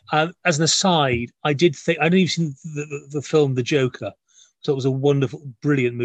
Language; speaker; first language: English; native; English